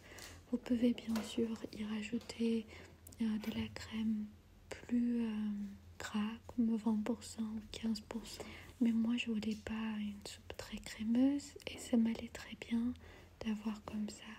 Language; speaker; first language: French; non-native, fluent; Armenian